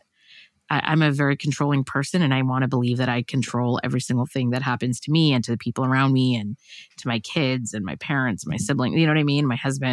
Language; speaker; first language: English; native; English